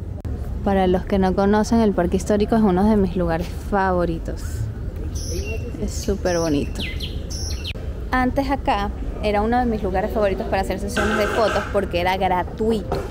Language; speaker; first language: Spanish; native; Spanish